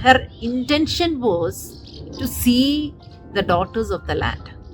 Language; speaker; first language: English; non-native, local second language; Malayalam